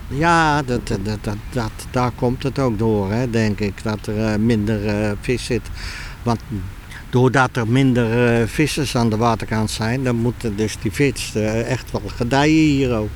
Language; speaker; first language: Dutch; native; Dutch